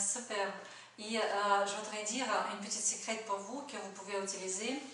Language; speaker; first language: French; non-native, learner; Russian